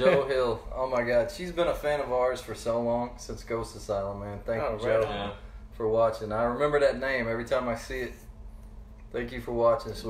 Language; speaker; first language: English; native; English